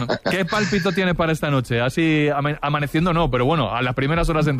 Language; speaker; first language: Spanish; native; Spanish